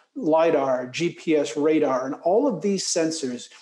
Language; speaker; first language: English; native; English